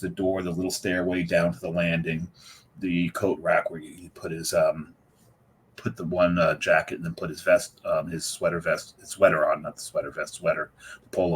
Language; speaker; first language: English; native; English